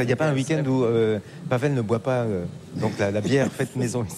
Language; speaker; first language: French; native; French